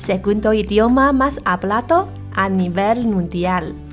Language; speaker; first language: Spanish; non-native, fluent; Chinese